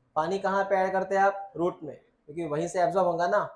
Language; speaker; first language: Hindi; non-native, local second language; Marathi